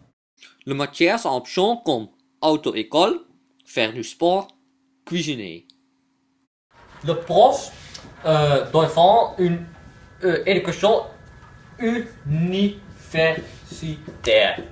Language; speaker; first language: French; non-native, learner; Dutch